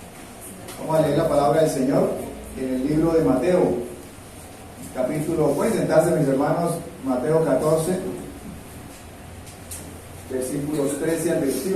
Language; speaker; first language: Spanish; native; Spanish